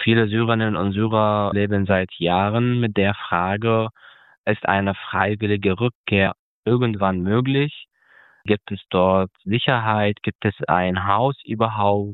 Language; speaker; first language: German; non-native, fluent; Arabic